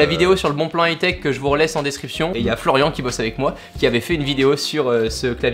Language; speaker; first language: French; native; French